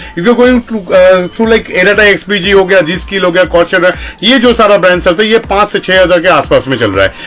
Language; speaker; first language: Hindi; non-native, local second language; Bangla